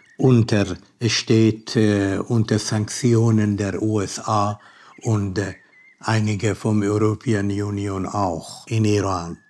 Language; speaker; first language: German; non-native, learner; Persian